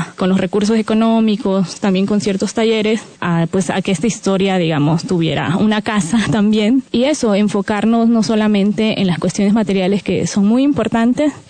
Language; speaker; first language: Spanish; native; Spanish